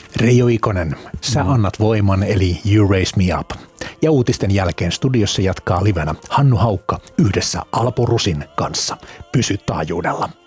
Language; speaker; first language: Finnish; native; Finnish